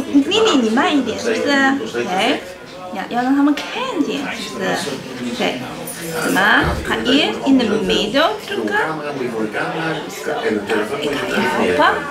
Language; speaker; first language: Dutch; non-native, learner; Chinese